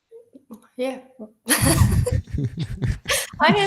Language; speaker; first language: English; non-native, learner; Ukrainian